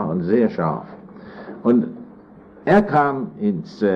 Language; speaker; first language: German; non-native, fluent; English